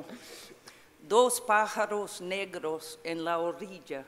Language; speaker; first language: Spanish; non-native, fluent; English